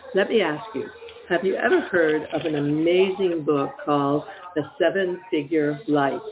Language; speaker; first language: English; native; English